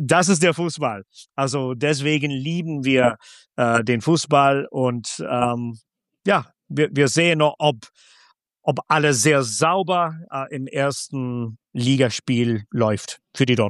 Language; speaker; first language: German; non-native, fluent; English